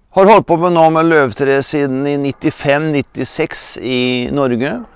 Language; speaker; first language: Swedish; non-native, fluent; Norwegian